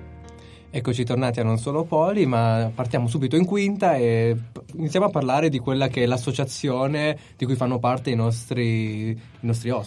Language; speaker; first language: Italian; native; Italian